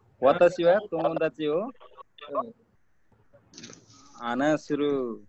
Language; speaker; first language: Japanese; non-native, learner; Nepali